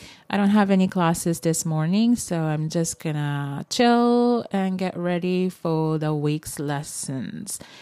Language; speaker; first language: English; non-native, fluent; Japanese